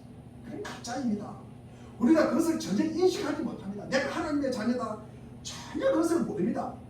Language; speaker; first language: Korean; native; Korean